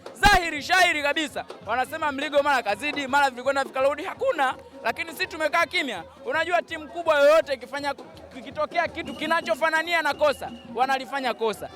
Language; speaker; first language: Swahili; native; Swahili